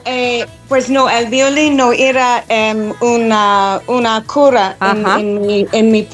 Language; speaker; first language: Spanish; non-native, learner; English